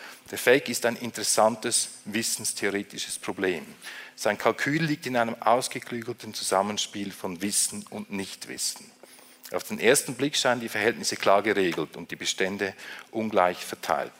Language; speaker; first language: German; native; German